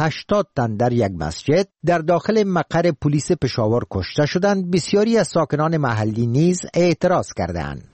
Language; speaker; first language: Persian; native; Persian